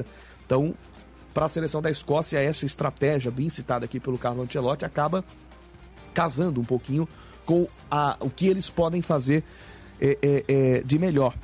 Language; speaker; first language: Portuguese; native; Portuguese